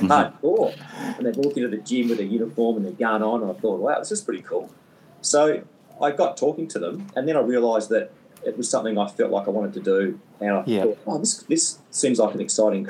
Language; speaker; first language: English; native; English